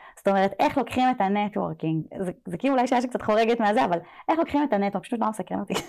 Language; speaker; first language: Hebrew; native; Hebrew